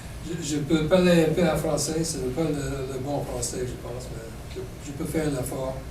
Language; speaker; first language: French; non-native, local second language; English